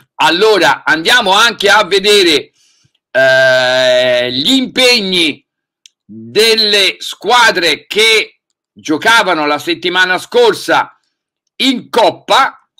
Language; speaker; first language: Italian; native; Italian